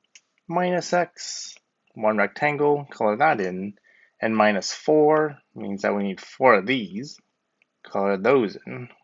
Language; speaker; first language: English; native; English